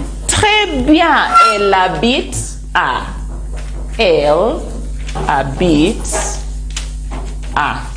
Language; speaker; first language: French; non-native, fluent; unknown